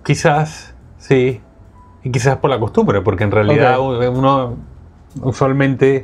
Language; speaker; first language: Spanish; native; Spanish